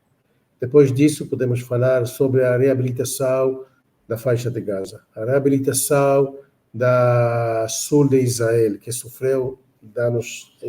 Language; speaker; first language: Portuguese; non-native, fluent; Hebrew